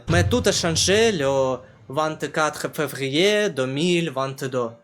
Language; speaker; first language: French; non-native, learner; Russian